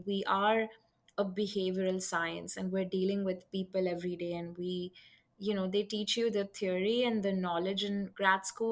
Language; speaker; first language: English; non-native, local second language; Hindi